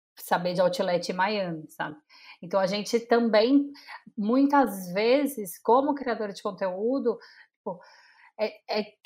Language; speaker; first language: Portuguese; native; Portuguese